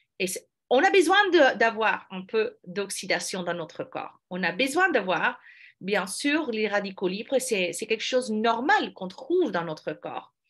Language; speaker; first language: French; non-native, fluent; English